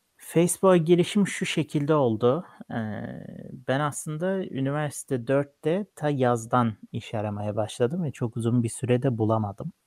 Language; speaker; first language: Turkish; native; Turkish